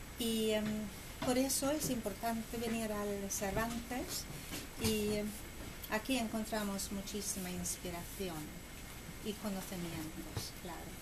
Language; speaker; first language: Spanish; non-native, fluent; Swedish